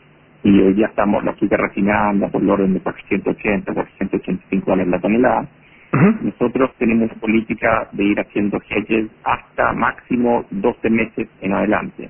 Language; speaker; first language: Spanish; native; Spanish